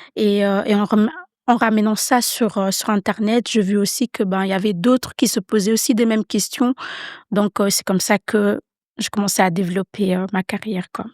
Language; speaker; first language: French; early bilingual, other home language; Lingala